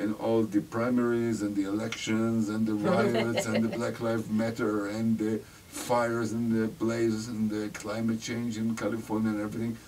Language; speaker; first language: English; non-native, fluent; Hebrew